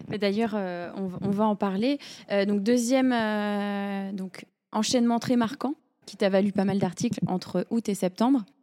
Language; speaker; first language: French; native; French